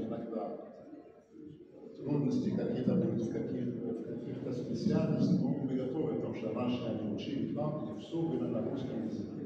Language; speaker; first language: Russian; non-native, fluent; Arabic